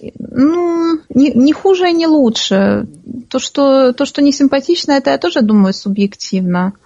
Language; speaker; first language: Russian; native; Russian